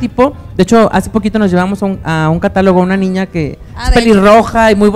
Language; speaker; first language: Spanish; native; Spanish